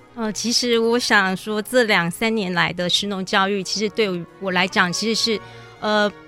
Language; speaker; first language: Chinese; native; Chinese